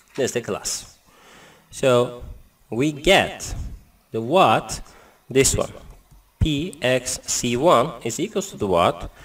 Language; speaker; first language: English; non-native, learner; Turkish